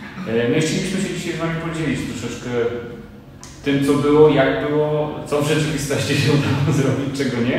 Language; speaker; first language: Polish; native; Polish